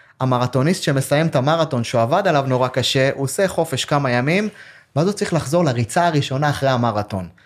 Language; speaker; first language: Hebrew; native; Hebrew